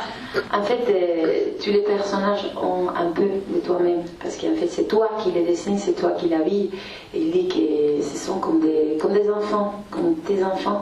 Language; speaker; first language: French; non-native, fluent; Spanish